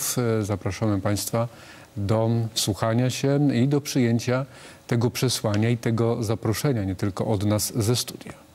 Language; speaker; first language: Polish; native; Polish